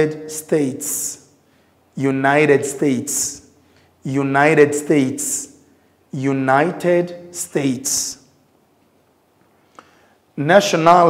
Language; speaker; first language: English; non-native, fluent; Lingala